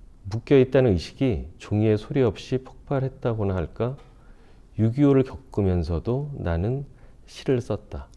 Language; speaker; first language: Korean; native; Korean